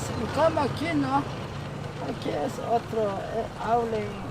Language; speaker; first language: Spanish; non-native, local second language; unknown